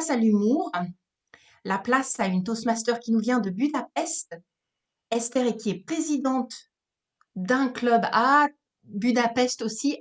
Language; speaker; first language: French; native; French